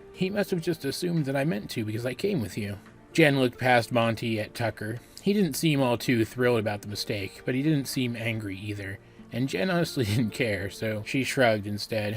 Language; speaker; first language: English; native; English